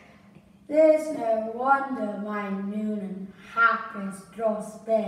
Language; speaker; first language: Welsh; non-native, local second language; English